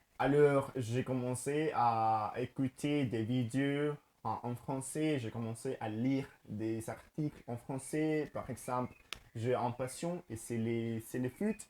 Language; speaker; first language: French; non-native, learner; Spanish